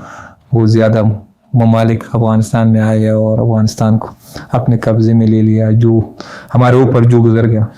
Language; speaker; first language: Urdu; non-native, learner; Pashto